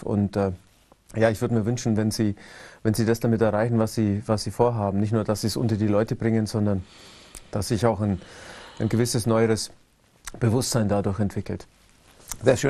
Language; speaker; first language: German; native; German